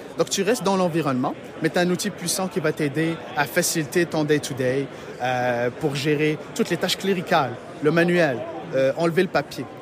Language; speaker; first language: French; non-native, local second language; Arabic